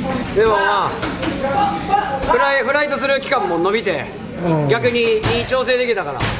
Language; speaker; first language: Japanese; native; Japanese